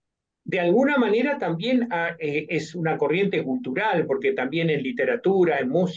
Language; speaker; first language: Spanish; native; Spanish